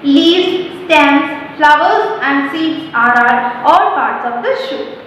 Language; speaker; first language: English; non-native, local second language; Malayalam